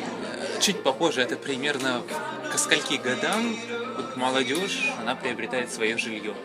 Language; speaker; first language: Russian; native; Russian